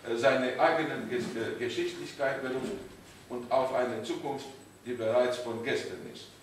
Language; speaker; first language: German; non-native, learner; Romanian